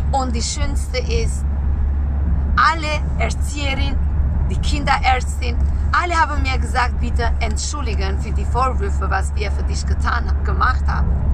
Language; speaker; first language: German; non-native, learner; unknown